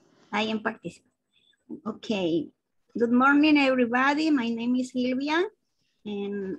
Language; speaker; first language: English; non-native, learner; Spanish